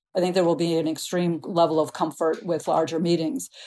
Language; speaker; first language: English; native; English